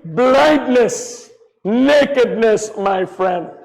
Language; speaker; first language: English; non-native, local second language; Filipino